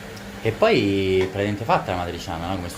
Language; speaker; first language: Italian; native; Italian